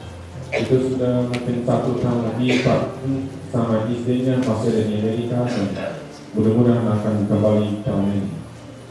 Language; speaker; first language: Indonesian; non-native, learner; English